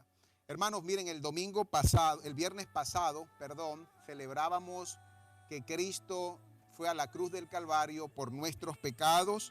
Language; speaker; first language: Spanish; native; Spanish